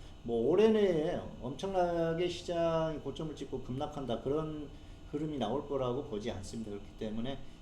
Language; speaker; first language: Korean; native; Korean